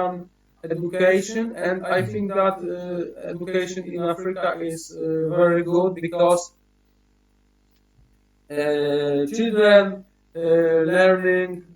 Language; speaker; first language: English; non-native, learner; Polish